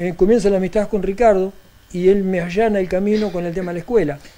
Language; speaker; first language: Spanish; native; Spanish